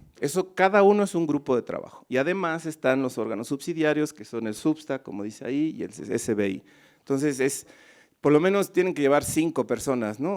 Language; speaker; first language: Spanish; native; Spanish